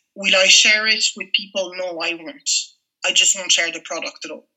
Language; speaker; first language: English; non-native, fluent; French